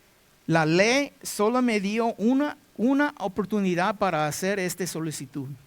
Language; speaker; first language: Spanish; non-native, learner; English